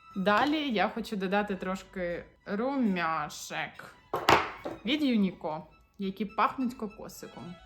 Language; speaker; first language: Ukrainian; non-native, local second language; Russian